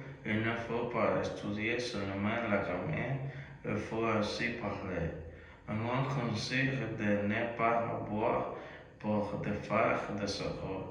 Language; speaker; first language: French; non-native, learner; Spanish